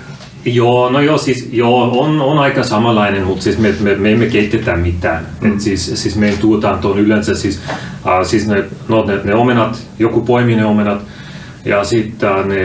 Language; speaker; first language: Finnish; non-native, fluent; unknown